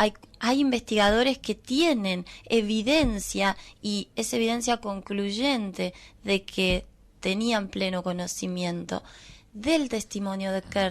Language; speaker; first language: Spanish; native; Spanish